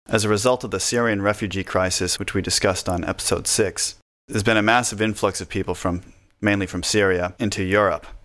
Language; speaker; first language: English; native; English